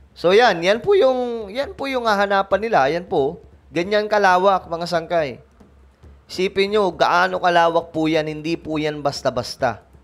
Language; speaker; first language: Filipino; non-native, local second language; Cebuano